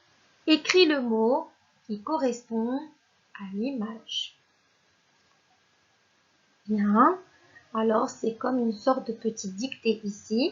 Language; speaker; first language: French; non-native, local second language; Arabic